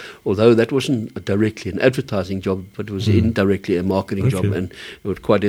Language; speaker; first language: English; early bilingual, other home language; German